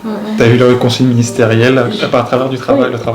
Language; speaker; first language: French; native; French